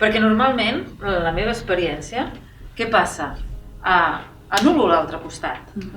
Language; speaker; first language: Catalan; native; Catalan